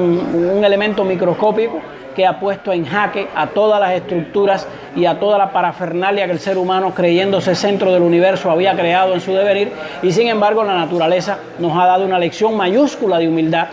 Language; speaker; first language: Spanish; native; Spanish